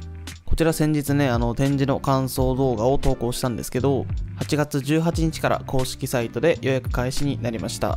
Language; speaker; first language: Japanese; native; Japanese